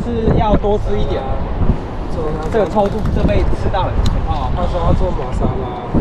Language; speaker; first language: Chinese; non-native, learner; Filipino